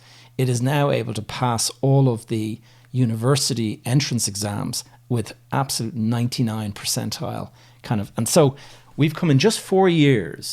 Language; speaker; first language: English; native; English